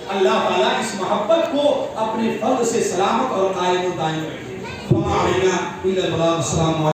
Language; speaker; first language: Urdu; native; Urdu